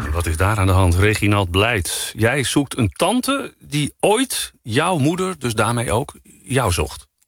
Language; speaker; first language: Dutch; native; Dutch